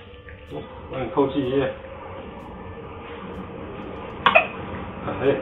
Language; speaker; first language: Chinese; native; Chinese